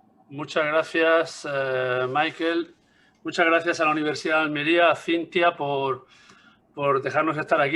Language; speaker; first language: Spanish; native; Spanish